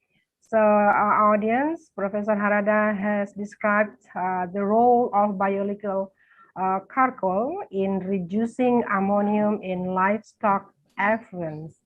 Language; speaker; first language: English; non-native, fluent; Indonesian